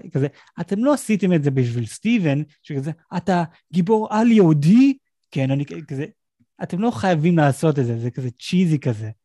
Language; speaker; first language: Hebrew; native; Hebrew